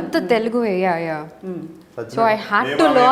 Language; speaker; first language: Telugu; non-native, learner; Tamil